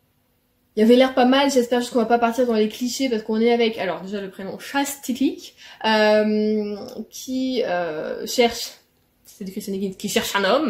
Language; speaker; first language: French; native; French